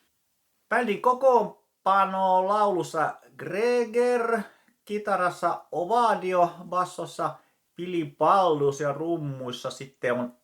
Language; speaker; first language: Finnish; native; Finnish